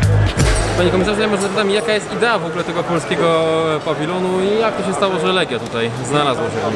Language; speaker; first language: Polish; native; Polish